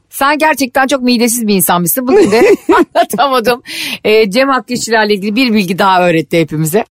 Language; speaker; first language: Turkish; native; Turkish